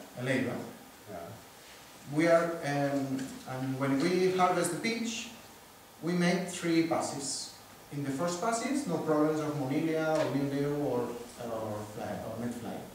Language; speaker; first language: English; non-native, fluent; Spanish